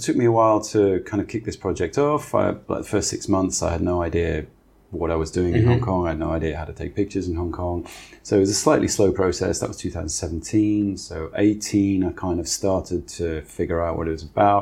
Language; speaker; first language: English; native; English